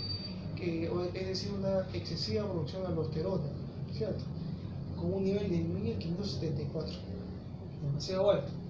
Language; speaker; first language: Spanish; native; Spanish